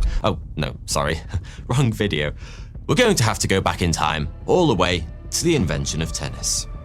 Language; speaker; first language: English; native; English